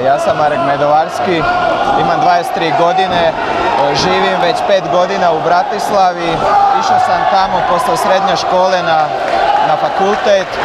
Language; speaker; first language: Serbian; non-native, local second language; Slovak